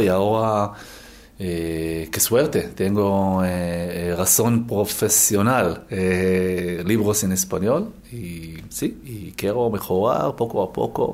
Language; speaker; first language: Spanish; non-native, learner; Hebrew